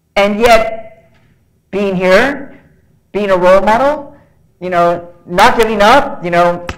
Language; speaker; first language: English; early bilingual, other home language; Spanish